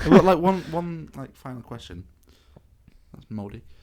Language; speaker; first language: English; native; English